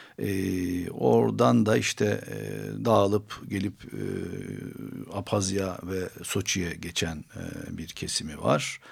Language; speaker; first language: Turkish; non-native, local second language; Armenian